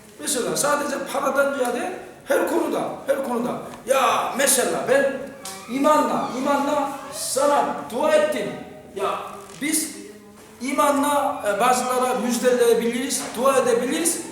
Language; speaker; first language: Turkish; non-native, fluent; Korean